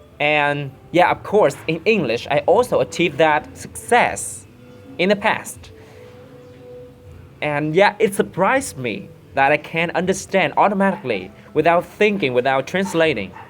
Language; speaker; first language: English; non-native, learner; Vietnamese